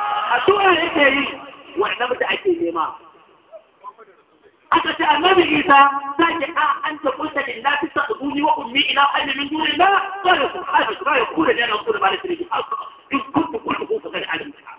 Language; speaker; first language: Arabic; non-native, fluent; Hausa